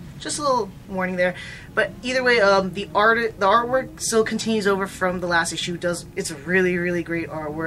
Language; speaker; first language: English; native; English